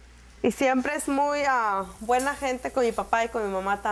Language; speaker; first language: Spanish; non-native, local second language; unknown